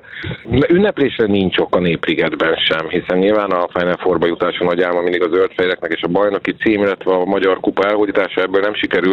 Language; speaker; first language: Hungarian; native; Hungarian